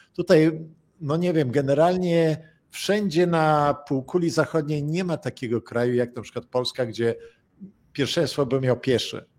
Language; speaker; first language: Polish; native; Polish